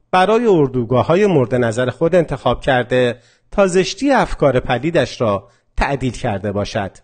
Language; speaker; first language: Persian; non-native, local second language; Azerbaijani